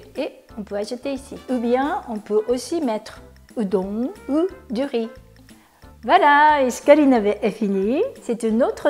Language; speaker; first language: French; non-native, fluent; Japanese